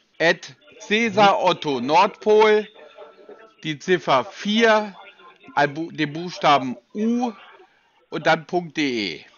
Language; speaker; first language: German; native; German